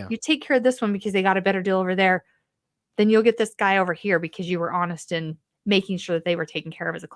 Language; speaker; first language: English; native; English